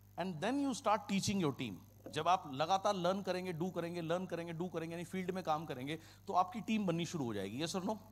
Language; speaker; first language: Hindi; non-native, local second language; Kannada